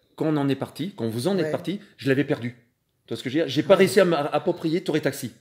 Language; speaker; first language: French; native; French